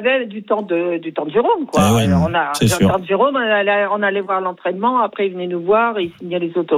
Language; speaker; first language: French; native; French